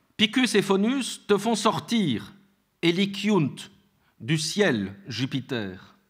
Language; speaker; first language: French; native; French